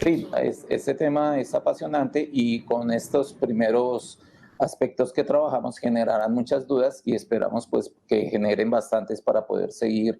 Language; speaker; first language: Spanish; native; Spanish